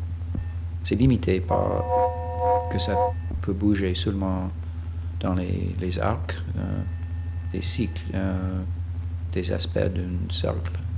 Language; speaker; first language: French; non-native, fluent; English